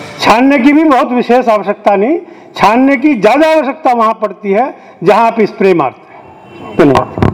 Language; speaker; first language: Hindi; native; Hindi